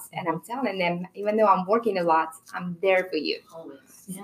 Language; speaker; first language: English; non-native, fluent; Russian